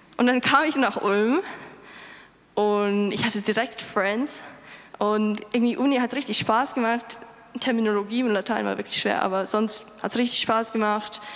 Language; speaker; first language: German; non-native, fluent; Lithuanian